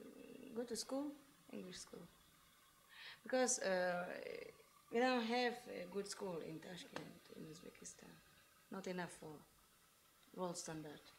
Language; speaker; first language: English; non-native, learner; Uzbek